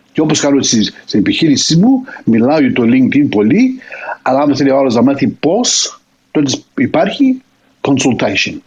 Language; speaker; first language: Greek; early bilingual, heritage; Greek